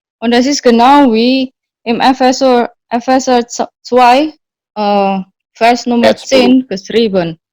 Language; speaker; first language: German; non-native, learner; Indonesian